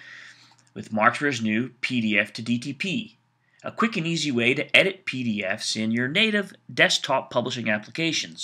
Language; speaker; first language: English; native; English